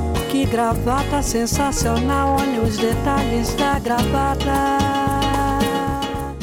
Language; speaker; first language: Portuguese; native; Portuguese